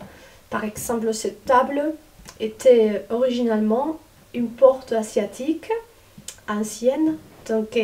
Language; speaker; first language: French; non-native, fluent; Spanish